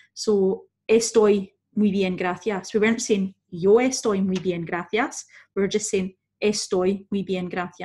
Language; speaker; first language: Spanish; non-native, fluent; English